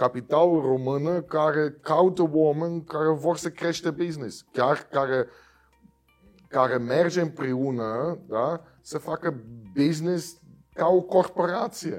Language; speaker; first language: Romanian; non-native, learner; Dutch